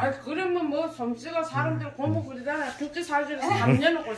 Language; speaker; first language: Korean; native; Korean